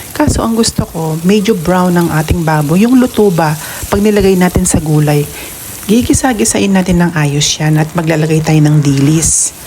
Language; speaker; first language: Filipino; non-native, local second language; Pampanga